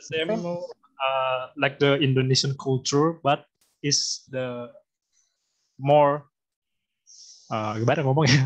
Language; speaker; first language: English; non-native, learner; Indonesian